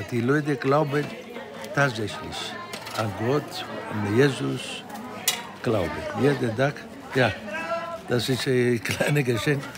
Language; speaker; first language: German; non-native, fluent; Greek